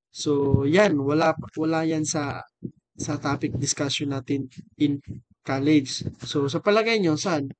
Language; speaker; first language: Filipino; non-native, local second language; Cebuano